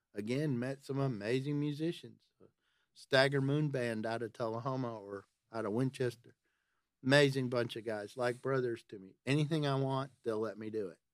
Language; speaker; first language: English; native; English